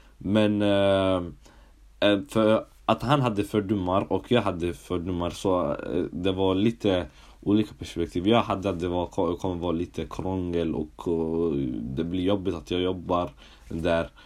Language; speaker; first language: Swedish; early bilingual, other home language; Somali